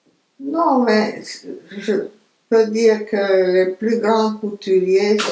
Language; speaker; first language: French; non-native, fluent; Romanian